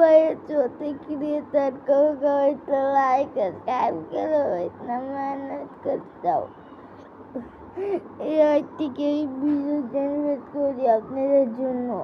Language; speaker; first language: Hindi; non-native, fluent; Bangla